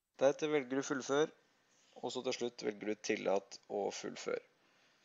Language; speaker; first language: Norwegian; native; Norwegian